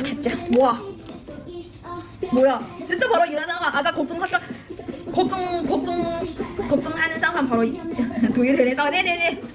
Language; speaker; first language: Korean; non-native, learner; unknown